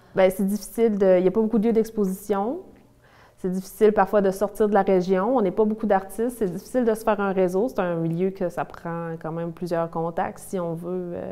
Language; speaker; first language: French; native; French